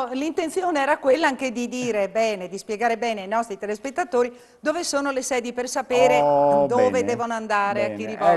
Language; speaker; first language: Italian; native; Italian